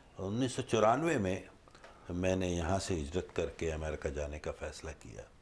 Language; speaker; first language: Urdu; native; Urdu